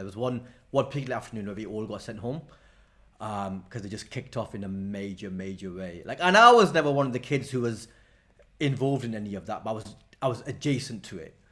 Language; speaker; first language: English; native; English